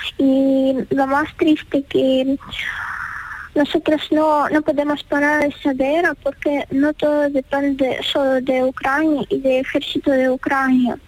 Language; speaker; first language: Spanish; non-native, fluent; Ukrainian